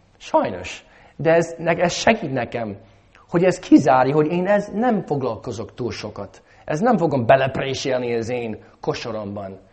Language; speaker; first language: Hungarian; non-native, fluent; English